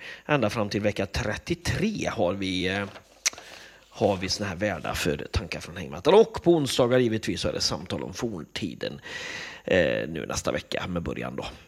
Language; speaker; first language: Swedish; native; Swedish